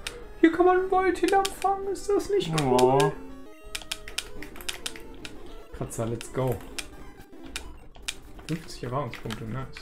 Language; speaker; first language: German; native; German